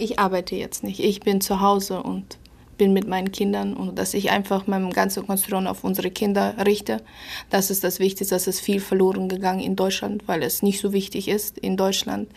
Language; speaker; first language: German; early bilingual, other home language; Russian